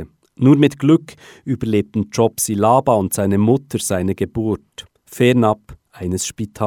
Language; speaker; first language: German; native; German